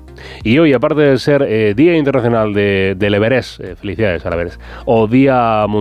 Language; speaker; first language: Spanish; native; Spanish